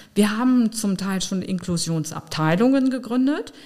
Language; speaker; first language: German; native; German